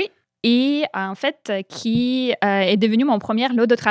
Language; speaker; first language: French; non-native, fluent; Ukrainian